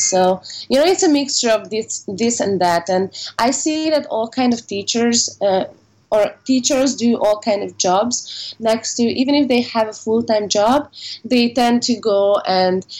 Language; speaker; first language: English; non-native, fluent; Hungarian